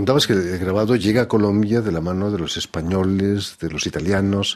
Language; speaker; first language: Spanish; native; Spanish